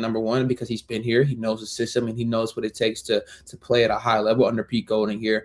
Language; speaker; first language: English; native; English